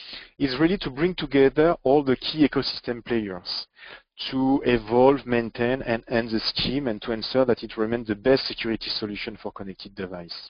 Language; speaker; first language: English; non-native, fluent; French